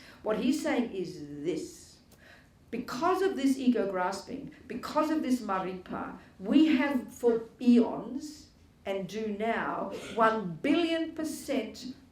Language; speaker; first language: English; native; English